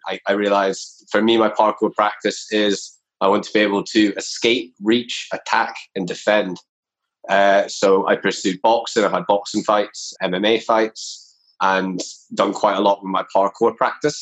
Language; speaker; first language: English; native; English